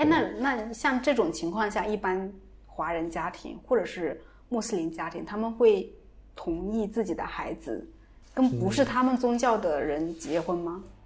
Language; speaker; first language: Chinese; native; Chinese